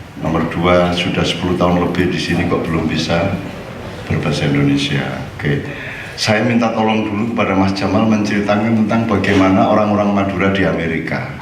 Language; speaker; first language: Indonesian; non-native, local second language; Javanese